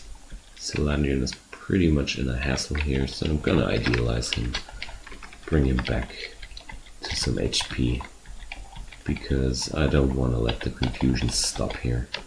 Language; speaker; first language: English; non-native, fluent; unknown